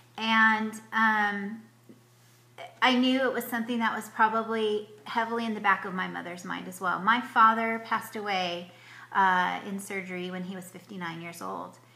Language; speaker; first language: English; native; English